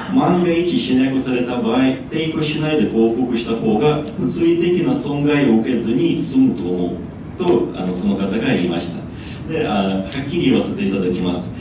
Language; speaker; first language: Japanese; non-native, fluent; Ukrainian